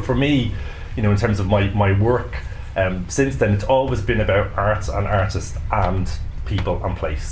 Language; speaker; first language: English; native; English